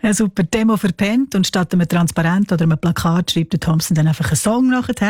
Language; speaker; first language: German; native; German